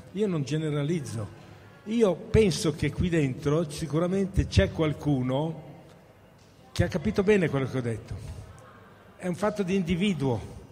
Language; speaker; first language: Italian; native; Italian